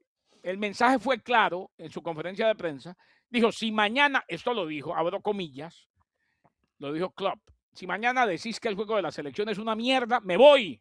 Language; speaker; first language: Spanish; native; Spanish